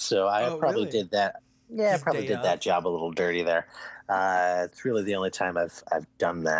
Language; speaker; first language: English; native; English